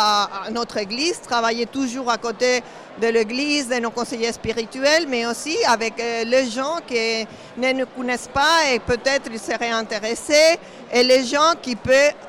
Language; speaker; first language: French; non-native, fluent; Spanish